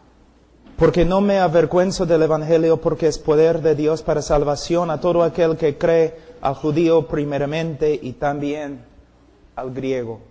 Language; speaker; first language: Spanish; non-native, fluent; English